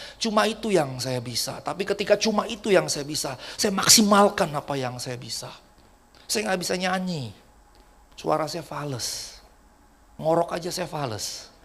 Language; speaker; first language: Indonesian; native; Indonesian